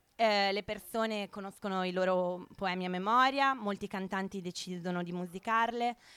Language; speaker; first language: Italian; native; Italian